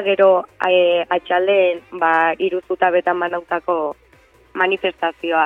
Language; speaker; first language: Basque; native; Basque